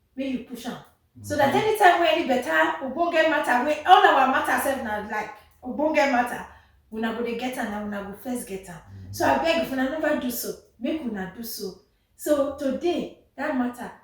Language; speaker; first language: Nigerian Pidgin; native; Nigerian Pidgin